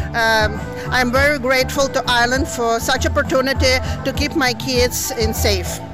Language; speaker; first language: English; non-native, learner; Ukrainian